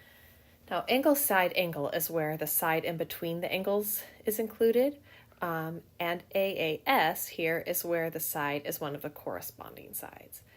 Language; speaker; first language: English; native; English